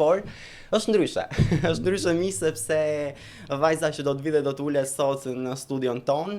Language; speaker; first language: Albanian; native; Albanian